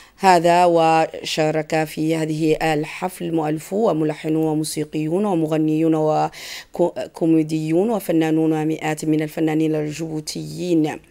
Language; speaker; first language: Arabic; non-native, local second language; Somali